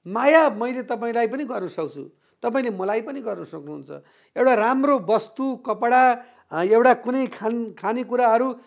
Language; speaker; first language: Nepali; native; Nepali